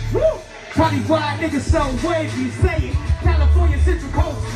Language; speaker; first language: English; native; English